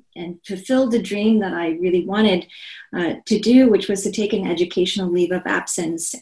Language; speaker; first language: English; non-native, fluent; Korean